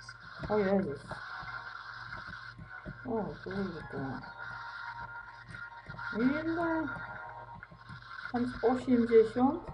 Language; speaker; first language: Polish; native; Polish